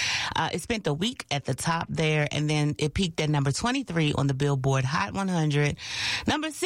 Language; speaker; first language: English; native; English